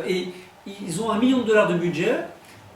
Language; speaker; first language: French; native; French